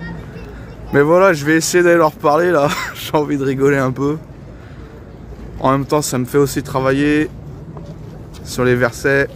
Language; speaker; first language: French; native; French